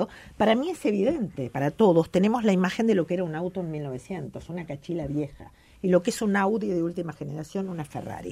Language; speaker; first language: Spanish; native; Spanish